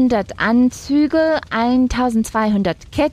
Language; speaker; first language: German; non-native, learner; Spanish